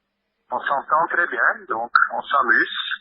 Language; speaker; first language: French; non-native, local second language; Dutch